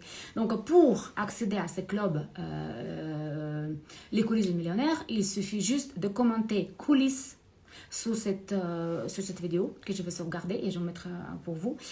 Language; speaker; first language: French; non-native, fluent; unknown